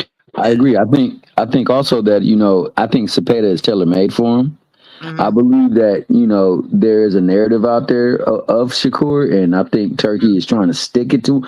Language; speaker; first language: English; native; English